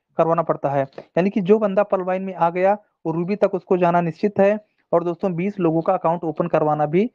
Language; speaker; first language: Hindi; non-native, local second language; Telugu